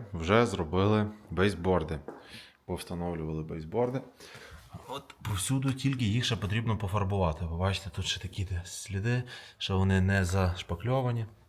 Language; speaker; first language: Ukrainian; non-native, local second language; Russian